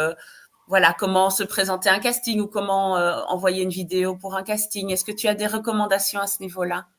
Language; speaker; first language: French; native; French